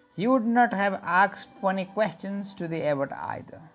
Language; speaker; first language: English; non-native, local second language; Nepali